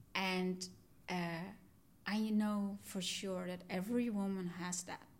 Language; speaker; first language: English; non-native, fluent; Dutch